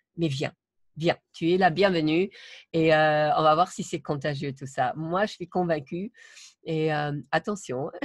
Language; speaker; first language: French; non-native, fluent; German